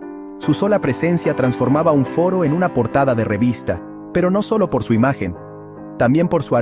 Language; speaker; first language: Spanish; native; Spanish